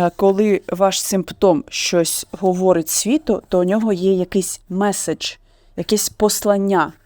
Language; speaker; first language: Ukrainian; non-native, local second language; Russian